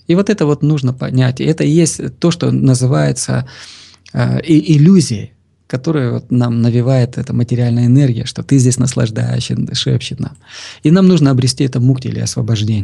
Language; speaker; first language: Russian; native; Russian